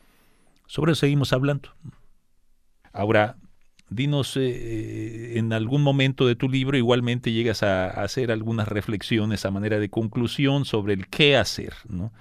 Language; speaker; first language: Spanish; native; Spanish